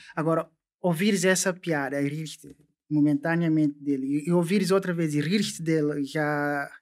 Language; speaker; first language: Portuguese; non-native, local second language; Upper Guinea Crioulo